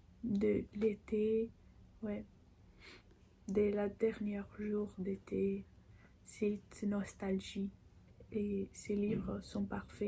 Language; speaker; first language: French; non-native, learner; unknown